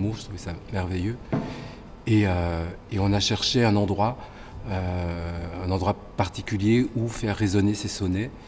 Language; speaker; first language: French; native; French